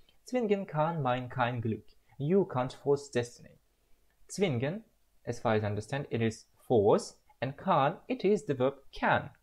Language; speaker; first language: English; non-native, fluent; Russian